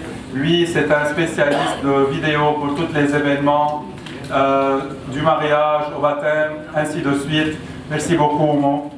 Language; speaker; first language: French; non-native, local second language; Arabic